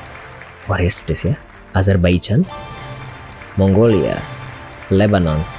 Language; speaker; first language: English; non-native, learner; Indonesian